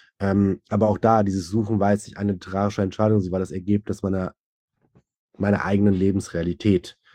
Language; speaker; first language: German; early bilingual, other home language; Turkish